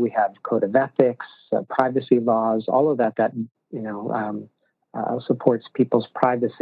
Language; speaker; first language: English; native; English